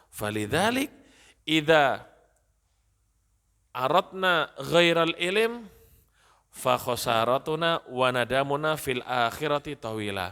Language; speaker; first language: Arabic; non-native, fluent; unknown